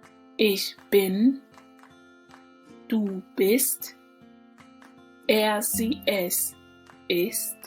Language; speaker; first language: German; non-native, fluent; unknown